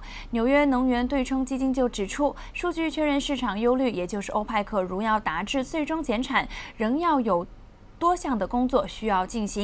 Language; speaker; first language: Chinese; non-native, local second language; Cantonese